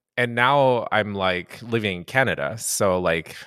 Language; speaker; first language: English; early bilingual, other home language; Japanese